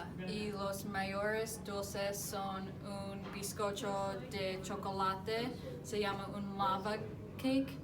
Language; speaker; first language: Spanish; non-native, learner; English